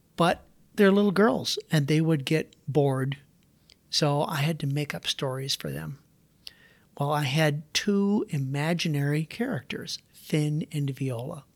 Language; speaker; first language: English; native; English